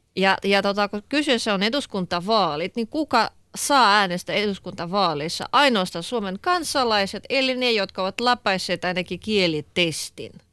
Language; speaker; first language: Finnish; non-native, fluent; Russian